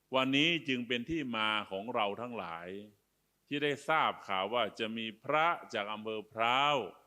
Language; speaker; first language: Thai; native; Thai